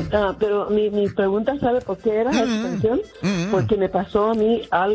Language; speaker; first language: Spanish; early bilingual, heritage; Spanish